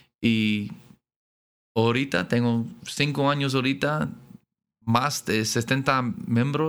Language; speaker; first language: Spanish; non-native, learner; English